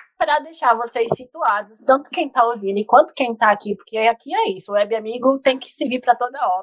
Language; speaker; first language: Portuguese; native; Portuguese